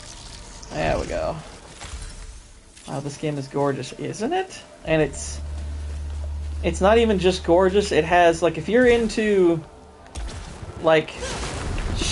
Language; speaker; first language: English; native; English